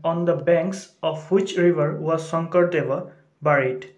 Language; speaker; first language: English; non-native, local second language; Assamese